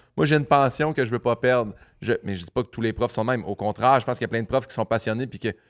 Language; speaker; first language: French; native; French